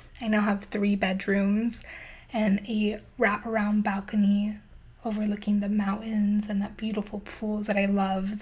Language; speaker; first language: English; native; English